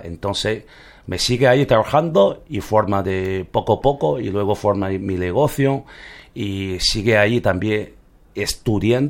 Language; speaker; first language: Spanish; non-native, learner; Chinese